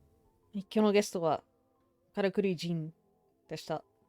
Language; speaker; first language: Japanese; non-native, learner; English